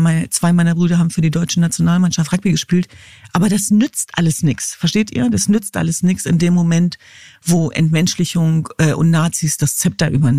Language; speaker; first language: German; early bilingual, other home language; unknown